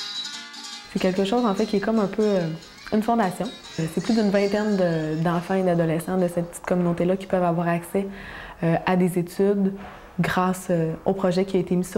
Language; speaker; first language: French; native; French